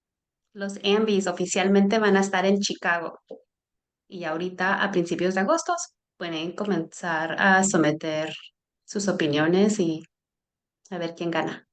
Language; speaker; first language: Spanish; early bilingual, heritage; Spanish